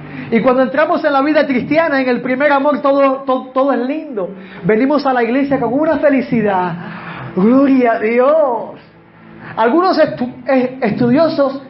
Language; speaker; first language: Spanish; native; Spanish